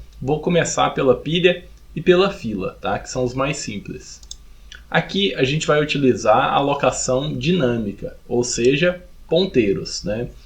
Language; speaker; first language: Portuguese; native; Portuguese